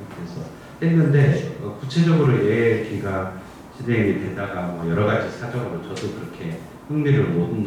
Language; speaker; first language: Korean; native; Korean